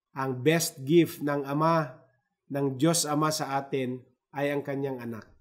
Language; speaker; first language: Filipino; native; Filipino